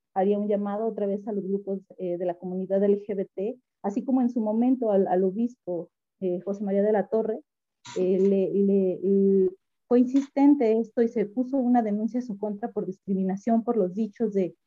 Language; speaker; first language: Spanish; native; Spanish